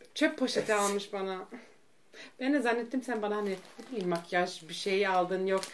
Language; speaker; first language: Turkish; early bilingual, heritage; Turkish